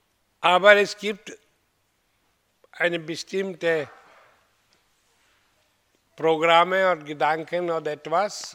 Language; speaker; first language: German; non-native, learner; Hindi